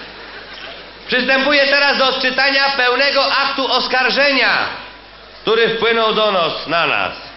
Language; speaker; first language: Polish; native; Polish